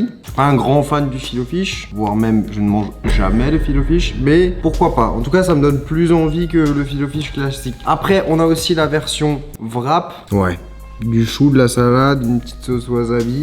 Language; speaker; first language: French; native; French